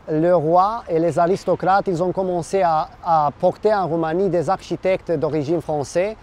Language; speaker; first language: French; non-native, fluent; Romanian